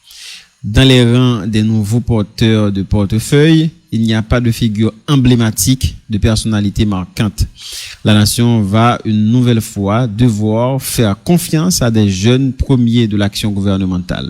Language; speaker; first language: French; non-native, local second language; Haitian Creole